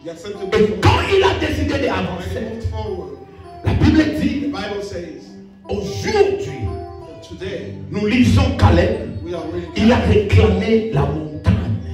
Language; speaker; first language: French; non-native, local second language; Lingala